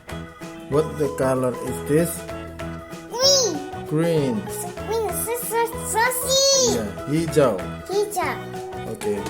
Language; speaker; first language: English; non-native, learner; Indonesian